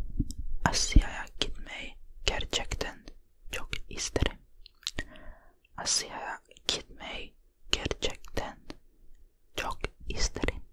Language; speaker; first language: Turkish; non-native, learner; Finnish